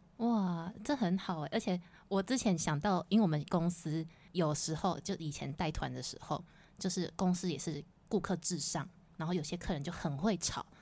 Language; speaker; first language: Chinese; native; Chinese